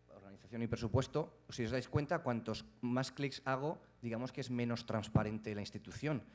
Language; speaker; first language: Spanish; native; Spanish